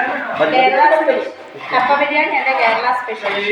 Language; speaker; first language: Malayalam; native; Malayalam